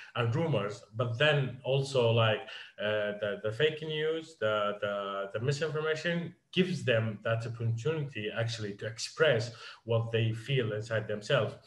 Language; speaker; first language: English; non-native, fluent; Arabic